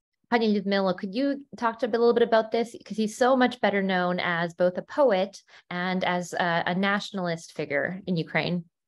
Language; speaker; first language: English; early bilingual, other home language; Ukrainian